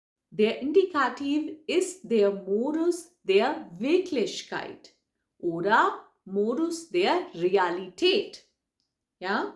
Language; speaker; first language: German; non-native, fluent; Hindi